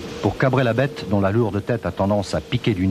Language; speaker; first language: French; native; French